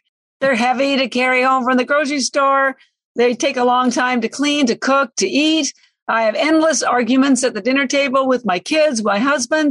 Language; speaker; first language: English; native; English